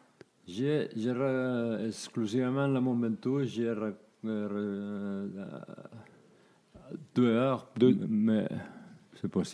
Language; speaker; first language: French; non-native, learner; Spanish